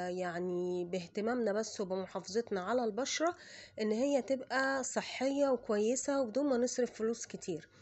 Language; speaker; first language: Arabic; native; Arabic